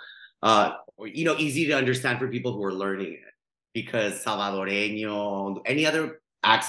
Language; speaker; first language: English; non-native, fluent; Spanish